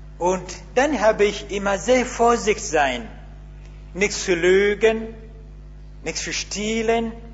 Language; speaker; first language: German; non-native, learner; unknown